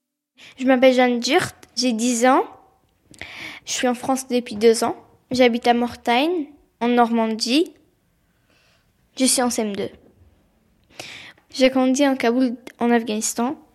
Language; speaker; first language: French; early bilingual, other home language; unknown